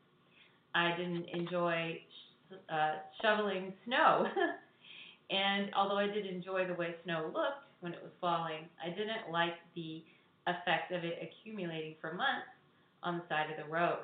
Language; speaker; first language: English; native; English